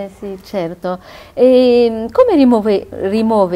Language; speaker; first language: Italian; non-native, learner; Arabic